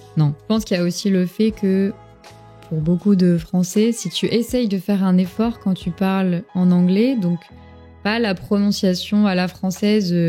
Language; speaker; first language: French; native; French